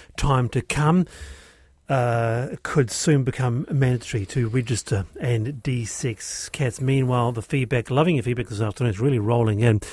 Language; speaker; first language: English; native; English